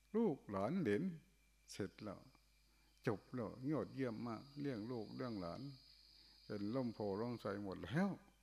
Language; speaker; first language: Thai; non-native, local second language; Northeastern Thai